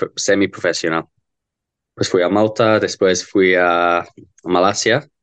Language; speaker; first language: Spanish; non-native, learner; English